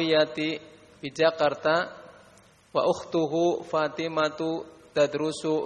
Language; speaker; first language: Arabic; non-native, learner; Indonesian